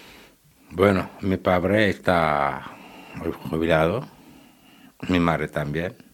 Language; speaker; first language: Spanish; non-native, learner; Wolof